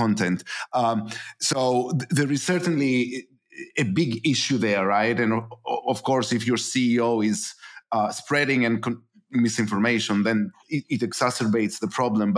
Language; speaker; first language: English; non-native, fluent; Greek